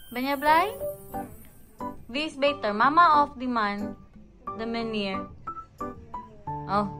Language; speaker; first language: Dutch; non-native, learner; Filipino